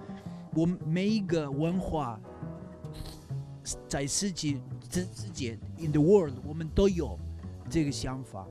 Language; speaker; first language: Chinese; non-native, learner; Spanish